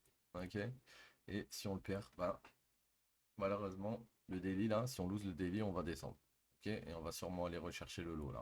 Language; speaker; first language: French; native; French